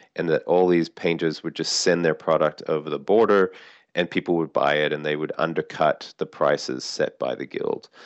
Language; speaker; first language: English; native; English